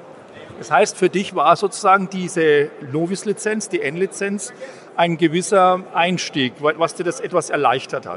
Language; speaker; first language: German; native; German